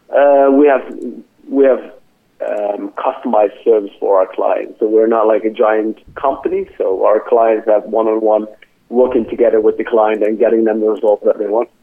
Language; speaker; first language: English; non-native, fluent; Dutch